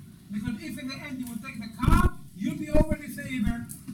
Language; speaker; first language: English; non-native, fluent; Hebrew